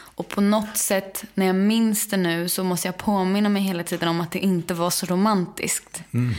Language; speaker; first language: Swedish; native; Swedish